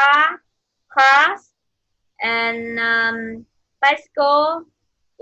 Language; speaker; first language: English; non-native, fluent; Vietnamese